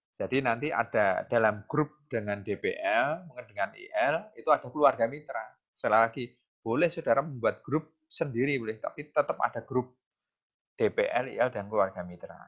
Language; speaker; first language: Indonesian; non-native, local second language; Javanese